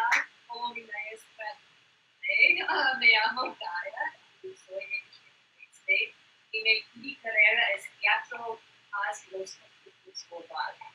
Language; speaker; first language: Spanish; non-native, learner; English